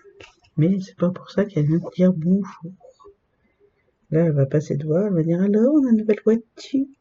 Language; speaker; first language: French; native; French